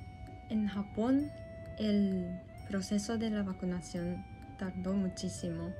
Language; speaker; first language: Spanish; non-native, fluent; Japanese